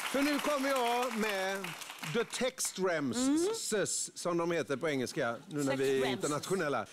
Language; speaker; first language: Swedish; native; Swedish